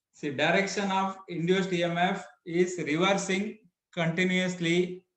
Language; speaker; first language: English; non-native, local second language; Kannada